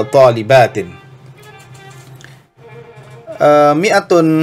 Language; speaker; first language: Arabic; non-native, fluent; Indonesian